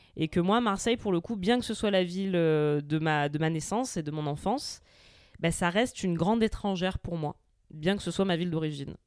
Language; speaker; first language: French; native; French